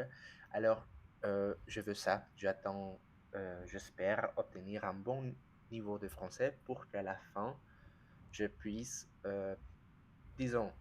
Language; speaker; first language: French; non-native, fluent; Spanish